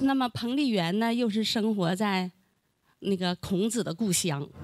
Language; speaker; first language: Chinese; native; Chinese